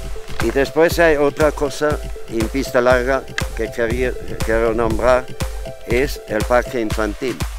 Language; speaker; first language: Spanish; non-native, fluent; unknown